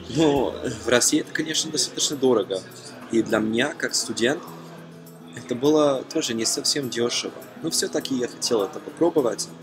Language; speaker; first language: Russian; non-native, fluent; German